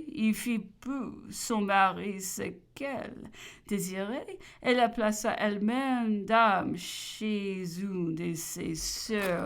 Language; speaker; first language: French; non-native, learner; English